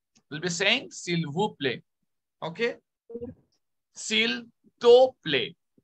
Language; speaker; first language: French; non-native, learner; Bangla